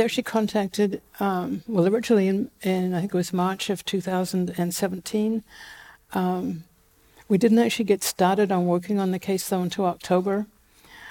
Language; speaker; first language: English; native; English